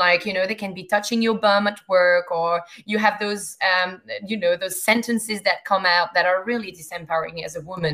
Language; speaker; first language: English; non-native, fluent; French